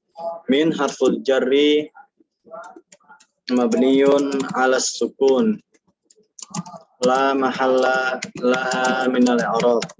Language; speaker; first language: Arabic; non-native, fluent; Indonesian